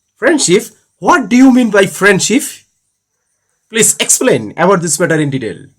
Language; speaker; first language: English; non-native, learner; Bangla